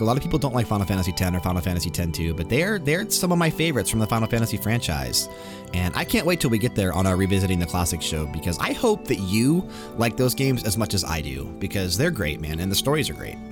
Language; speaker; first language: English; native; English